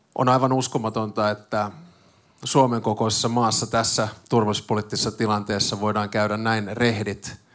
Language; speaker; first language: Finnish; native; Finnish